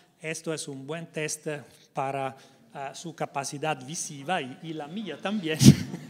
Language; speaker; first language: Spanish; non-native, learner; Italian